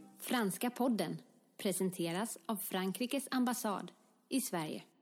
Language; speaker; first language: Swedish; native; Swedish